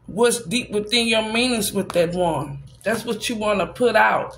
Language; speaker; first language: English; native; English